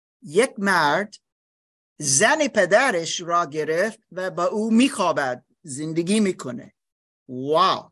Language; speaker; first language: Persian; non-native, fluent; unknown